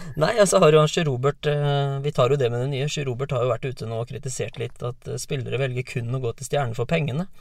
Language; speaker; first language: Norwegian; native; Norwegian